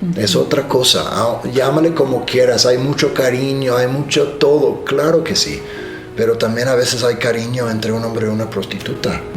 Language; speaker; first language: Spanish; non-native, fluent; English